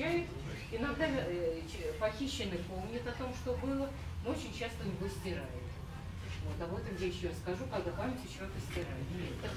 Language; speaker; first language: Russian; native; Russian